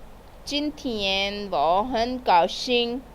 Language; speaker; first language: Chinese; non-native, fluent; Urdu